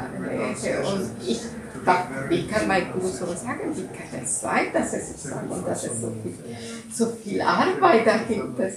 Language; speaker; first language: German; non-native, learner; Russian